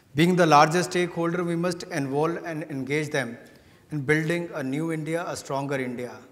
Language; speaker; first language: English; non-native, local second language; Hindi